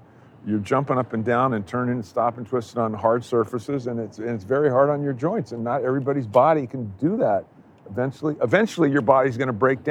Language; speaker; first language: English; native; English